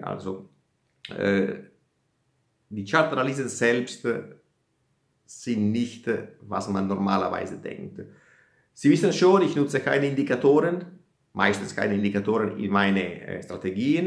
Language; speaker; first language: German; non-native, fluent; Italian